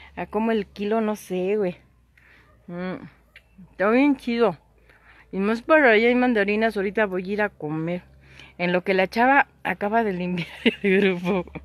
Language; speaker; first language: Spanish; native; Spanish